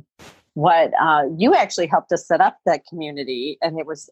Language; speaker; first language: English; native; English